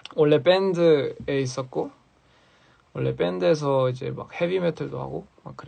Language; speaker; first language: Korean; early bilingual, heritage; English